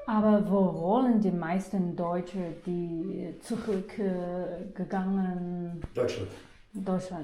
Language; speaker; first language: German; non-native, learner; Chinese